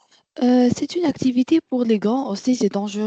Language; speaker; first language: French; non-native, learner; Arabic